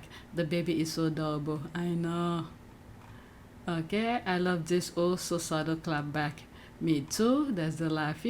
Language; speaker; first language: English; native; English